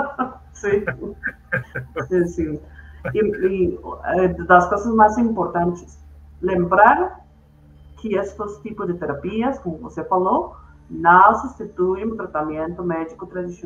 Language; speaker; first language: Portuguese; non-native, fluent; Spanish